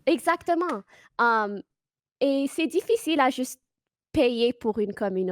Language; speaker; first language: French; non-native, fluent; English